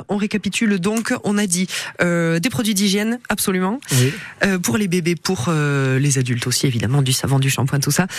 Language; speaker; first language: French; native; French